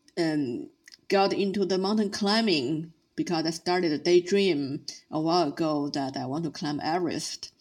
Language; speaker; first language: English; non-native, fluent; Chinese